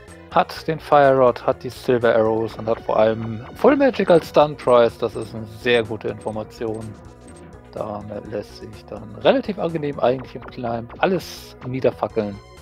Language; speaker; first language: German; native; German